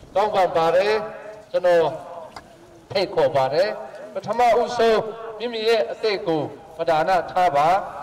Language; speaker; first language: Burmese; non-native, local second language; Hakha Chin